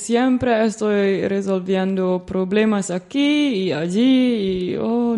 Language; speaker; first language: Spanish; non-native, learner; Dutch